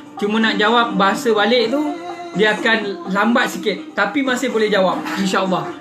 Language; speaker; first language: Malay; native; Malay